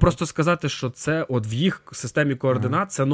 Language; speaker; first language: Ukrainian; native; Ukrainian